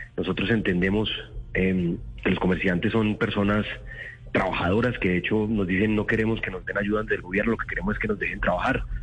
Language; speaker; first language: Spanish; native; Spanish